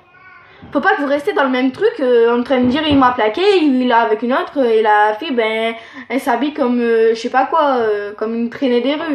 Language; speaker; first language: French; native; French